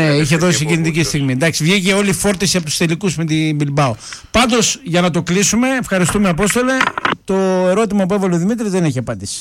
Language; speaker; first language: Greek; native; Greek